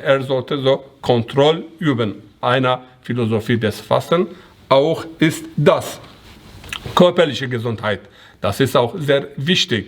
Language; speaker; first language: German; non-native, learner; Persian